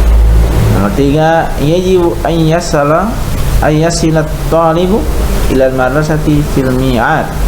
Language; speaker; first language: Arabic; non-native, fluent; Indonesian